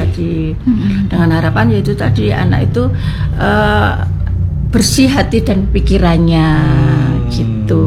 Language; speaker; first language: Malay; non-native, local second language; Javanese